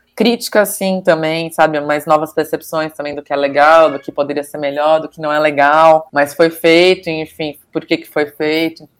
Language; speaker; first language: Portuguese; native; Portuguese